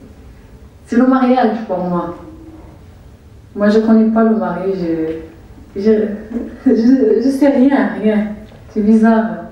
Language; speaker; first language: French; non-native, learner; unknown